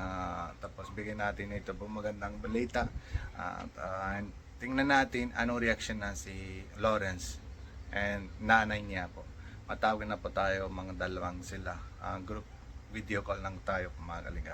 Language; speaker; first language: Filipino; non-native, learner; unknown